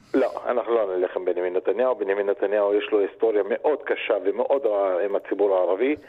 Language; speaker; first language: Hebrew; non-native, local second language; Arabic